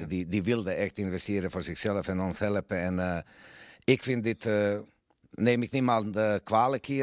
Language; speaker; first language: Dutch; non-native, fluent; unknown